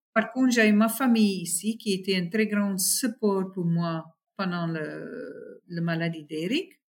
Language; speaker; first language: French; non-native, fluent; English